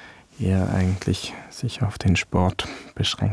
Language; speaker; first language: German; early bilingual, other home language; Vietnamese